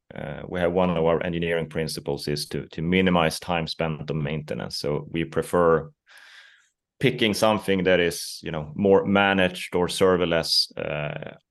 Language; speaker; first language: English; non-native, fluent; Swedish